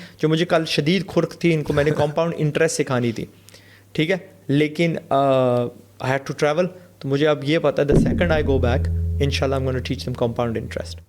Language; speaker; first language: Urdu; non-native, fluent; English